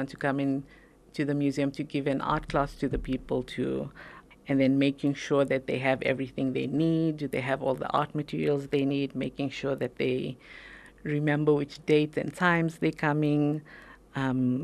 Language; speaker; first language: English; native; English